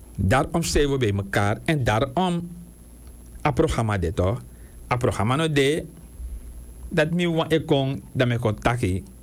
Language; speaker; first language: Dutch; native; Dutch